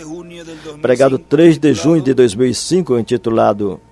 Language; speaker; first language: Portuguese; native; Portuguese